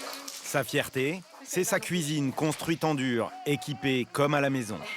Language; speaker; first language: French; native; French